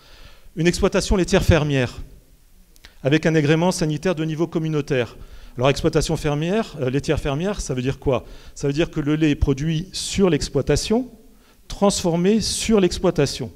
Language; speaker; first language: French; native; French